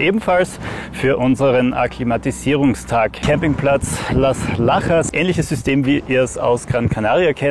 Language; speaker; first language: German; native; German